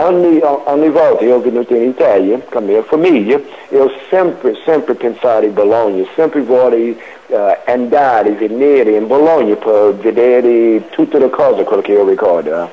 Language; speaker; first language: Italian; non-native, learner; English